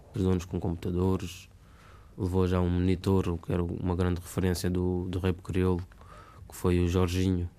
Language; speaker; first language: Portuguese; native; Portuguese